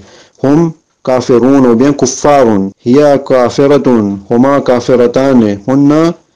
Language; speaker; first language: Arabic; non-native, fluent; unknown